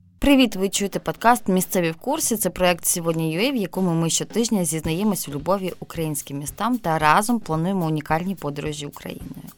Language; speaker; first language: Ukrainian; native; Ukrainian